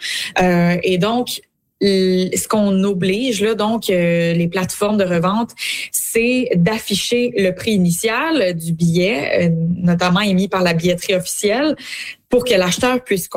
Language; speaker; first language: French; native; French